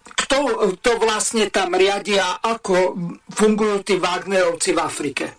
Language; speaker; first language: Slovak; native; Slovak